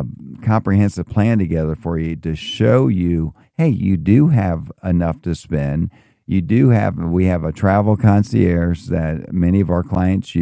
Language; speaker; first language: English; native; English